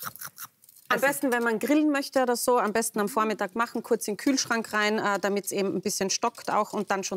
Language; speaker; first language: German; native; German